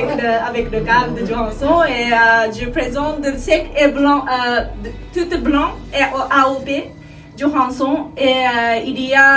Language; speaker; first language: French; non-native, learner; Japanese